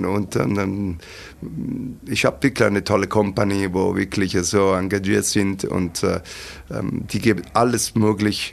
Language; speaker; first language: German; non-native, fluent; Italian